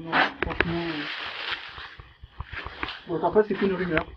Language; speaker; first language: French; native; French